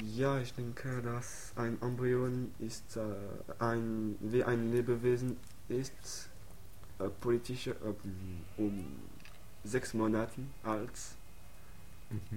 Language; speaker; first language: German; non-native, learner; French